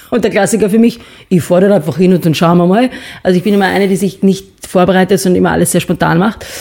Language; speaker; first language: German; early bilingual, other home language; English